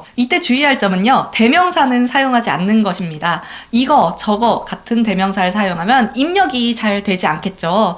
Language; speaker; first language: Korean; native; Korean